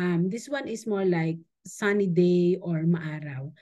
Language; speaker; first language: English; non-native, local second language; Filipino